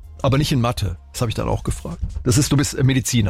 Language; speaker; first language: German; native; German